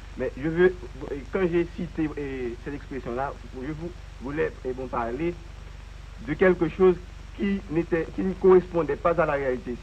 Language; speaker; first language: French; non-native, local second language; Haitian Creole